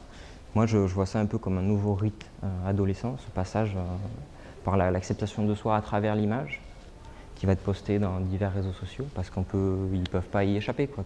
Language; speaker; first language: French; native; French